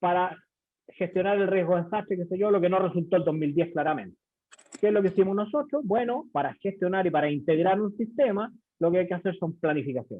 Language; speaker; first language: Spanish; native; Spanish